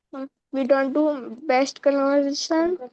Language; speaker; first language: English; non-native, learner; Hindi